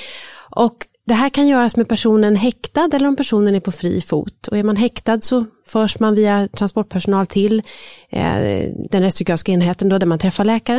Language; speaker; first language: Swedish; native; Swedish